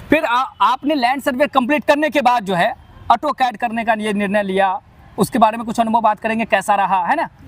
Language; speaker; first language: Hindi; native; Hindi